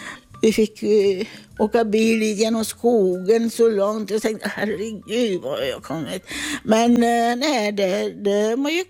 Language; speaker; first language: Swedish; non-native, fluent; Italian